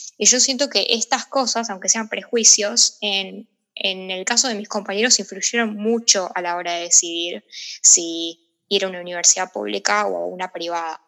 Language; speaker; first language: Spanish; native; Spanish